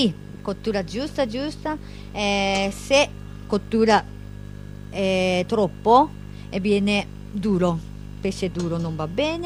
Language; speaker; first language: Italian; non-native, learner; Japanese